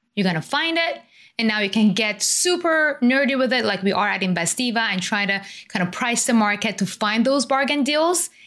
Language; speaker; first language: English; non-native, fluent; Persian